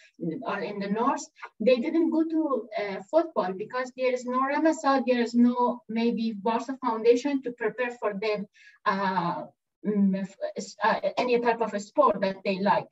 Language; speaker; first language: English; non-native, learner; Persian